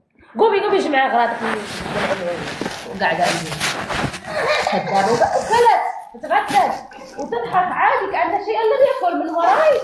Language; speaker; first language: Arabic; non-native, local second language; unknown